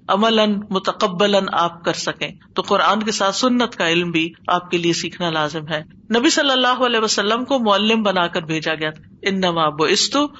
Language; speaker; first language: Urdu; native; Urdu